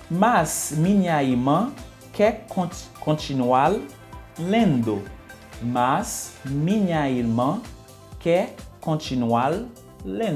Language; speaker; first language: Portuguese; non-native, learner; Haitian Creole